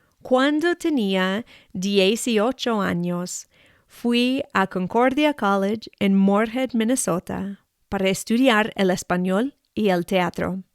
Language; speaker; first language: Spanish; non-native, fluent; English